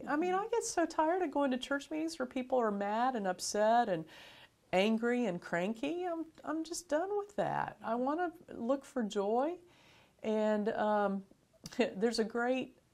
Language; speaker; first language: English; native; English